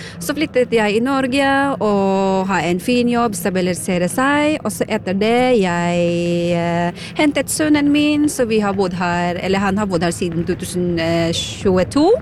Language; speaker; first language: Norwegian; non-native, fluent; Filipino